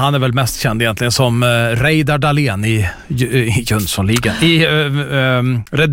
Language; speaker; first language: Swedish; native; Swedish